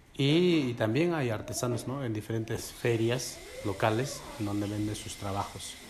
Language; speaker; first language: Spanish; non-native, local second language; Quechua